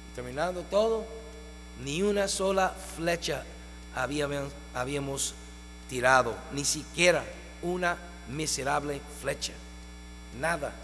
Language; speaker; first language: Spanish; non-native, fluent; English